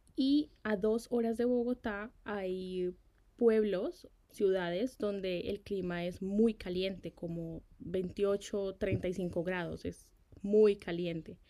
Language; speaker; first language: Spanish; native; Spanish